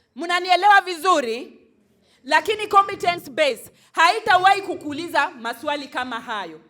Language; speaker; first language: Swahili; non-native, local second language; Luo (Kenya and Tanzania)